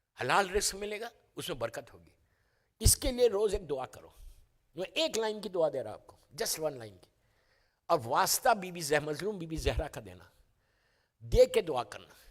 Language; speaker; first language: Urdu; native; Urdu